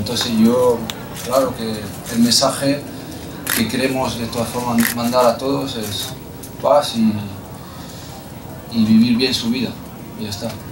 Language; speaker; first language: Spanish; non-native, fluent; French